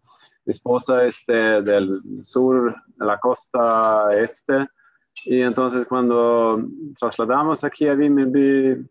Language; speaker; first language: Spanish; non-native, fluent; Swedish